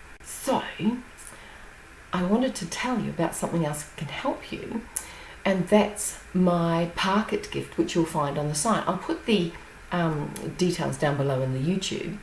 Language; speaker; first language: English; native; English